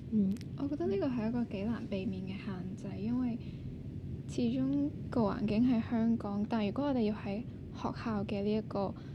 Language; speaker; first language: Cantonese; native; Cantonese